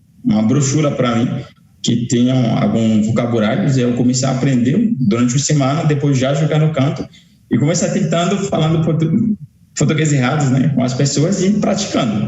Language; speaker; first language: Portuguese; non-native, fluent; Haitian Creole